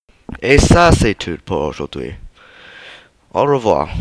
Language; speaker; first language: French; non-native, learner; English